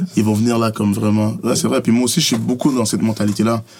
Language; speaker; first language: French; native; French